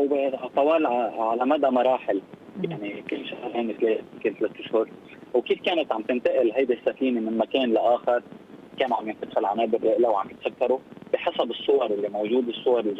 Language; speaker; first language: Arabic; native; Arabic